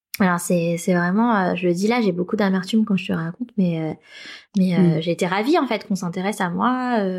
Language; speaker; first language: French; native; French